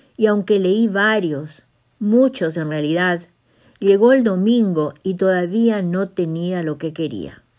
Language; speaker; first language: Spanish; native; Spanish